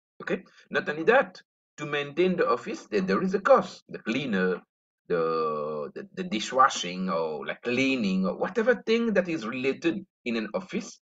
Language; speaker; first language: English; non-native, local second language; Morisyen